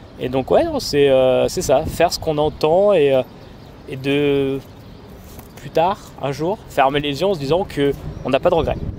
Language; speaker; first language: French; native; French